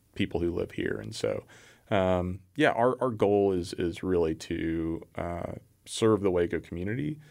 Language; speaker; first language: English; native; English